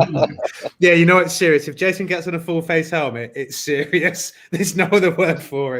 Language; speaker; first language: English; native; English